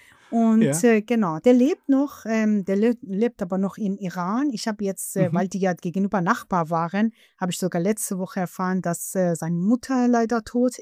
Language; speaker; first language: German; non-native, fluent; Persian